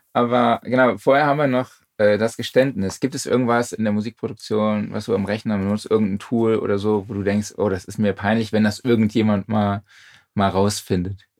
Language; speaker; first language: German; native; German